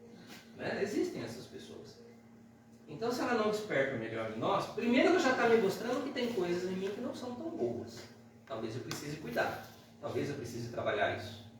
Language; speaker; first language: Portuguese; native; Portuguese